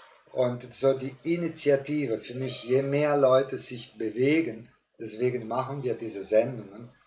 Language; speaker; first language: German; non-native, fluent; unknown